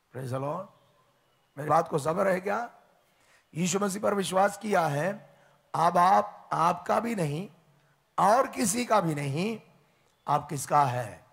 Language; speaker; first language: Hindi; native; Hindi